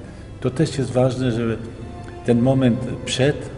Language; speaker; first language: Polish; early bilingual, heritage; Polish